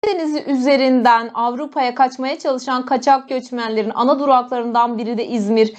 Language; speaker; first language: Turkish; native; Turkish